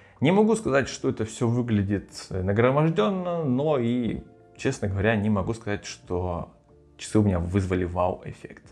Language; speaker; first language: Russian; native; Russian